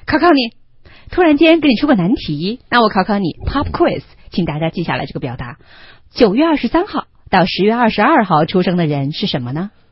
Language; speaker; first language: Chinese; native; Chinese